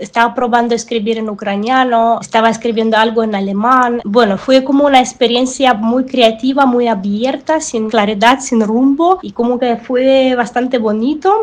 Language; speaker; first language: Spanish; non-native, fluent; Russian